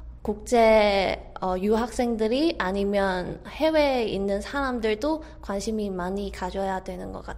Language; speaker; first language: Korean; non-native, fluent; Cantonese